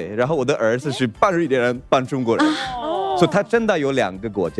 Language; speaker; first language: Chinese; non-native, fluent; Swedish